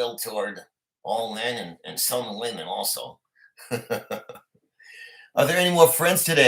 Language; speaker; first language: English; native; English